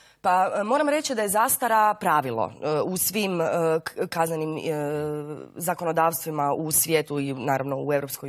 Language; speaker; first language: Croatian; native; Croatian